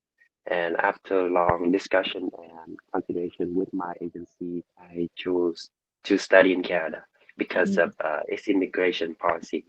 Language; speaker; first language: English; non-native, learner; Vietnamese